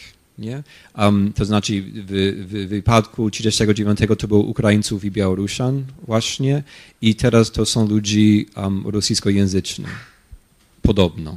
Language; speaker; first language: Polish; non-native, fluent; English